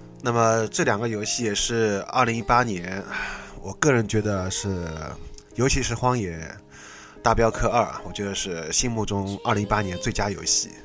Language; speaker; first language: Chinese; native; Chinese